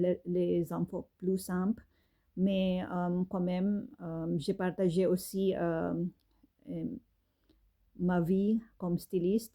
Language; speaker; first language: French; non-native, learner; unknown